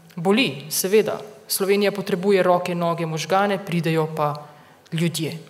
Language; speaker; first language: Slovenian; native; Slovenian